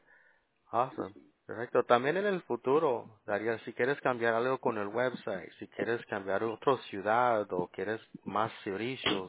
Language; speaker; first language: Spanish; early bilingual, heritage; Spanish